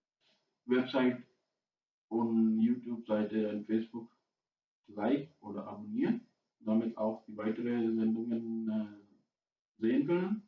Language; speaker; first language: German; non-native, fluent; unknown